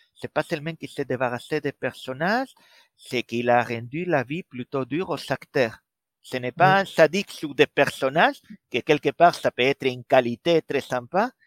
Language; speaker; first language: French; non-native, fluent; Spanish